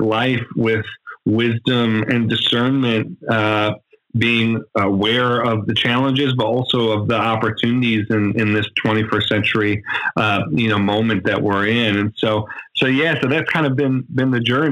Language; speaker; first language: English; native; English